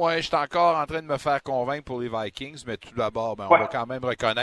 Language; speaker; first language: French; native; French